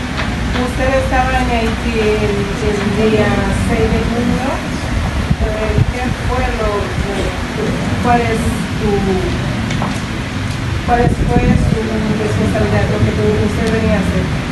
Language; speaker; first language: Spanish; non-native, learner; Haitian Creole